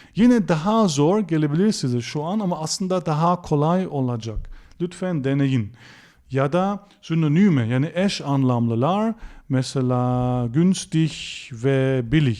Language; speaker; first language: Turkish; non-native, fluent; German